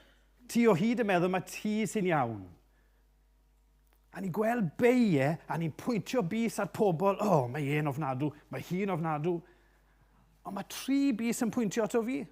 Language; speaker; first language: Welsh; native; Welsh